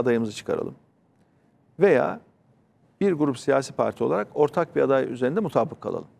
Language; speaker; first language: Turkish; native; Turkish